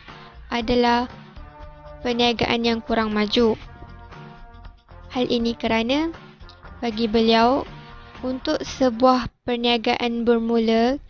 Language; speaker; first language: Malay; native; Malay